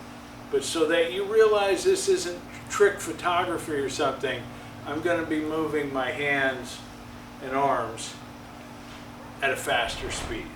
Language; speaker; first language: English; native; English